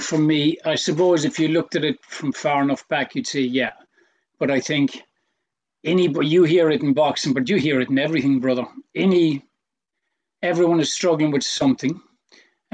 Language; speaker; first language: English; native; English